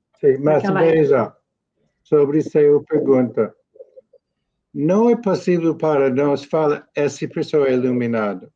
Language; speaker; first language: Portuguese; non-native, learner; English